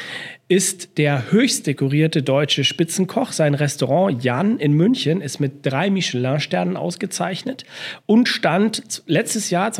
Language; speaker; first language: German; native; German